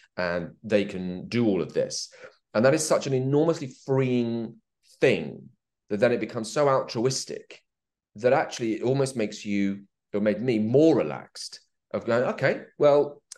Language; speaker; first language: English; native; English